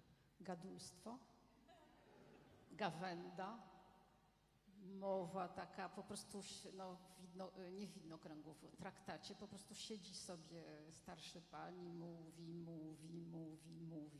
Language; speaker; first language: Polish; non-native, fluent; French